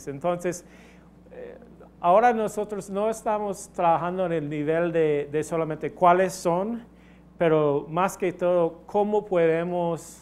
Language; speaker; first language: Spanish; non-native, fluent; English